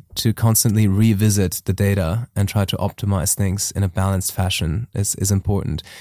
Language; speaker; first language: English; non-native, fluent; German